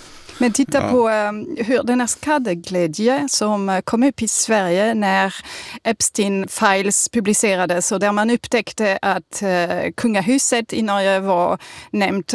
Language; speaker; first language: Swedish; non-native, fluent; French